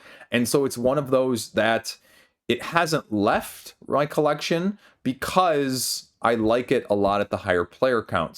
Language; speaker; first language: English; native; English